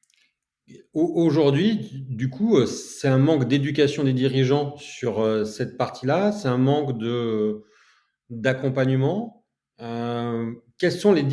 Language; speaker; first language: French; native; French